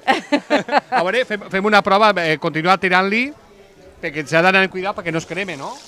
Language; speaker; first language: Catalan; native; Catalan